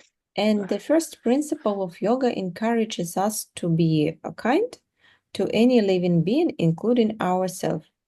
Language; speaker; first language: English; non-native, fluent; Russian